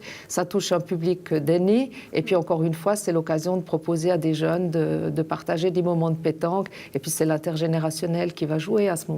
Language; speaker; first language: French; native; French